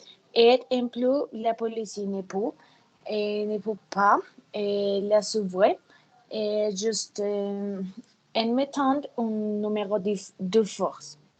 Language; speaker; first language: French; non-native, learner; Spanish